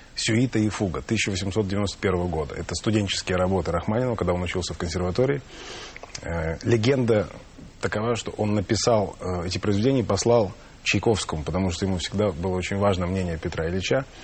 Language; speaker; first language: Russian; native; Russian